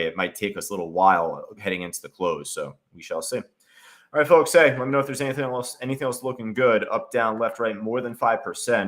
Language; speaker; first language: English; native; English